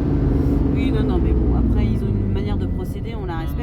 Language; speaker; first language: French; native; French